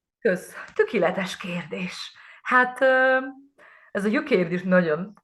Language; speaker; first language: Hungarian; non-native, learner; Polish